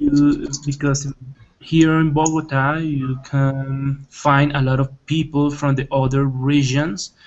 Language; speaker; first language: English; non-native, learner; Spanish